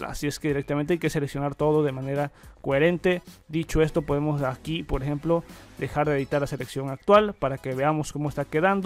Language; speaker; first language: Spanish; native; Spanish